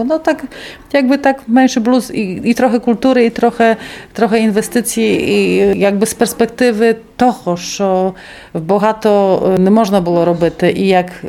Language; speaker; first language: Polish; non-native, local second language; Ukrainian